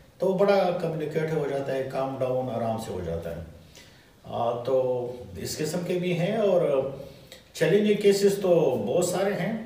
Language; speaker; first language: Urdu; non-native, local second language; Pashto